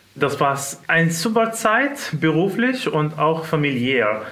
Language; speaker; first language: German; non-native, fluent; Arabic